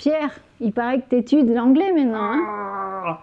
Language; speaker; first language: French; native; French